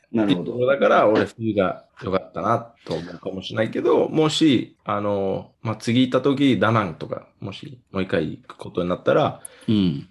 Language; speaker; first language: Japanese; non-native, fluent; English